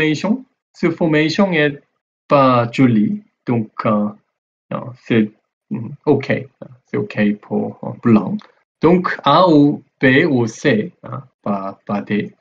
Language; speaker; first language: French; non-native, learner; Korean